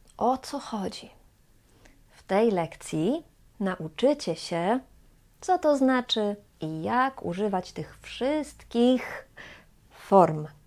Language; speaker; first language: Polish; native; Polish